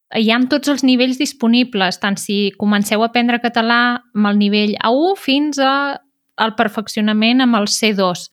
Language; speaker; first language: Catalan; native; Catalan